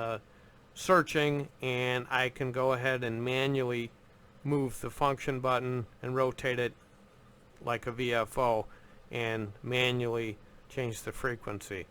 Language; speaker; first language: English; native; English